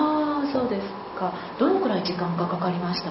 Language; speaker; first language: Japanese; native; Japanese